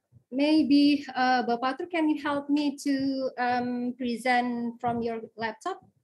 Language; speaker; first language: English; non-native, fluent; Indonesian